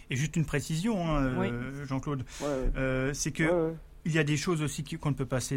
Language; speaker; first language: French; native; French